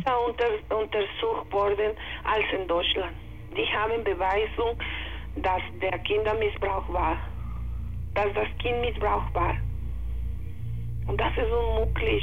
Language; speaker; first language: German; non-native, learner; Spanish